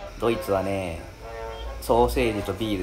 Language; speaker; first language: Japanese; native; Japanese